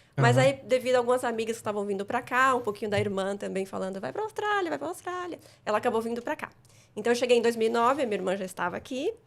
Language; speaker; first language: Portuguese; native; Portuguese